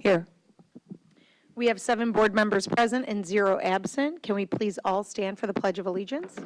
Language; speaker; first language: English; native; English